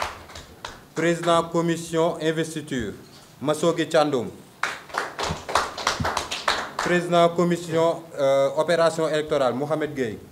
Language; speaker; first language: French; non-native, local second language; Wolof